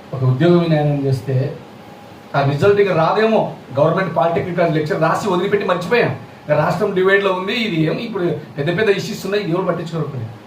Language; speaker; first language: Telugu; non-native, local second language; Lambadi